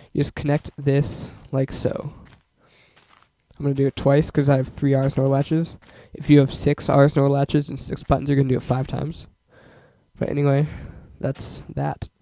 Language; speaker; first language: English; native; English